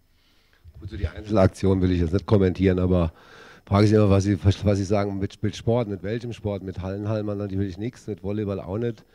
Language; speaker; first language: German; native; German